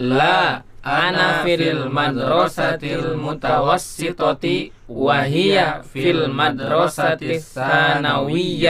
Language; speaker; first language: Arabic; non-native, learner; Indonesian